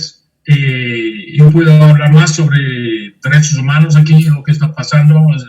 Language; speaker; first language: Spanish; non-native, fluent; English